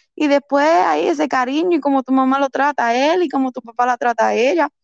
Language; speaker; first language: Spanish; early bilingual, heritage; Spanish